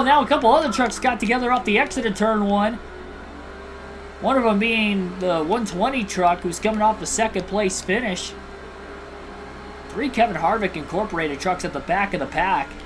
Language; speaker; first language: English; native; English